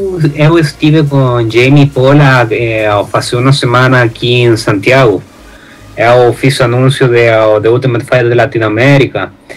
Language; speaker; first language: Portuguese; non-native, learner; Spanish